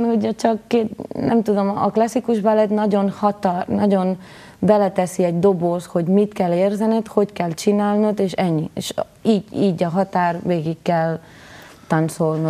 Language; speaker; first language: Hungarian; non-native, learner; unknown